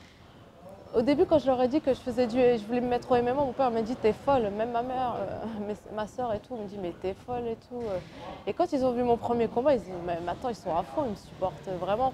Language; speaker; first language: French; early bilingual, other home language; Arabic